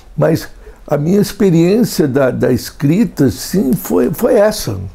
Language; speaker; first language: Portuguese; native; Portuguese